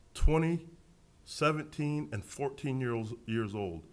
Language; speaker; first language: English; native; English